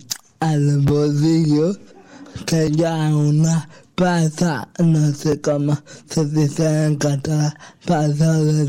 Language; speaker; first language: Catalan; non-native, local second language; Spanish